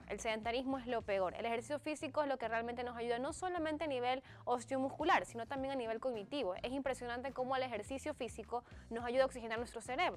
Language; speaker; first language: Spanish; native; Spanish